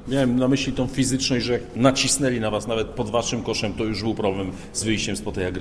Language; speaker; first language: Polish; native; Polish